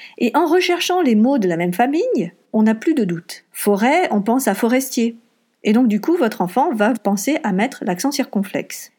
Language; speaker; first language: French; native; French